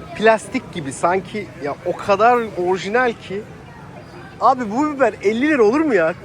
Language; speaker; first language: Turkish; native; Turkish